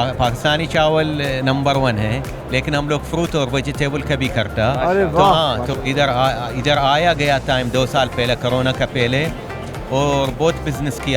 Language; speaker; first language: Hindi; non-native, learner; Arabic